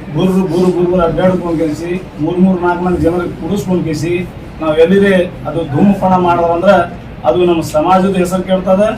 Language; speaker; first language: Kannada; non-native, local second language; Lambadi